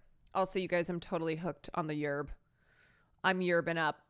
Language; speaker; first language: English; native; English